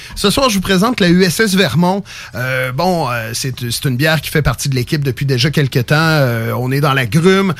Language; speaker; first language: French; native; French